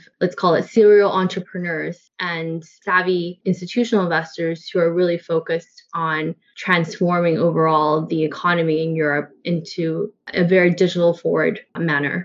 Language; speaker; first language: English; native; English